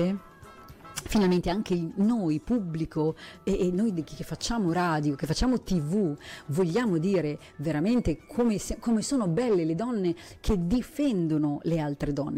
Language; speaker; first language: Italian; native; Italian